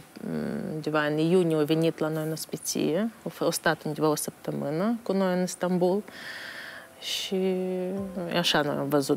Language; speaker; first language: Romanian; non-native, local second language; Russian